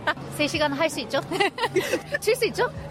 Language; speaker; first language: Korean; non-native, fluent; English